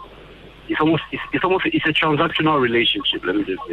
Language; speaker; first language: English; non-native, local second language; Yoruba